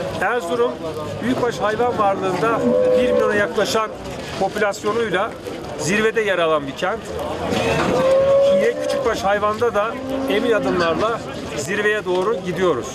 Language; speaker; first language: Turkish; native; Turkish